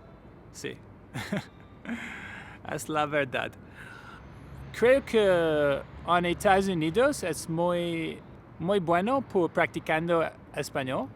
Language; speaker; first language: Spanish; non-native, learner; English